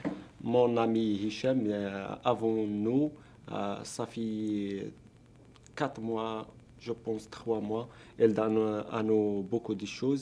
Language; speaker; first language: French; non-native, learner; Arabic